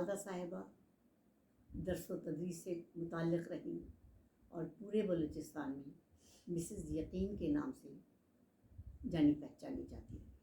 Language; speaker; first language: Urdu; native; Urdu